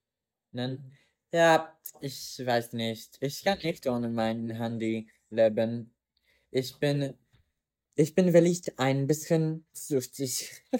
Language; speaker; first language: German; non-native, learner; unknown